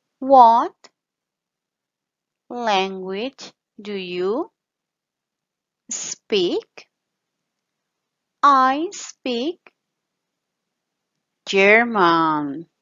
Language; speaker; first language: English; non-native, fluent; Spanish